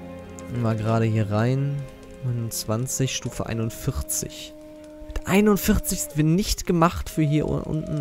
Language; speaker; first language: German; native; German